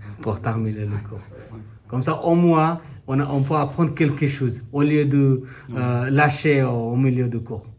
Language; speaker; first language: French; non-native, learner; Bangla